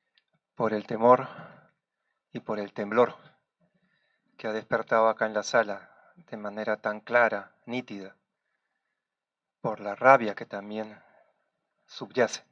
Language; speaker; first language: Spanish; native; Spanish